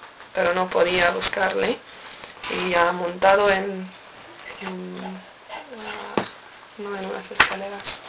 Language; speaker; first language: Spanish; non-native, learner; English